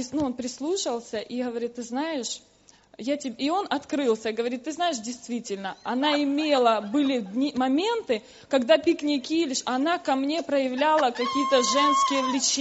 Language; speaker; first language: Russian; native; Russian